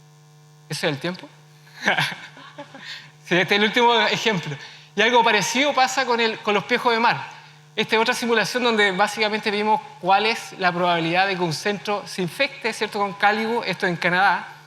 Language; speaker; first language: Spanish; native; Spanish